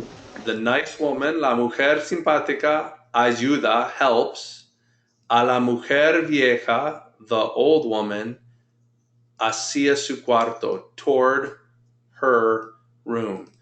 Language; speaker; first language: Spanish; non-native, fluent; English